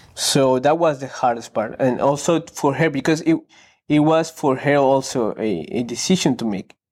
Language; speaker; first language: English; non-native, fluent; Spanish